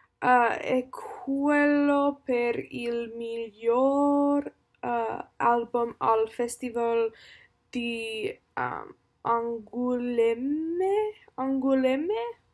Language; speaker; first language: Italian; non-native, learner; English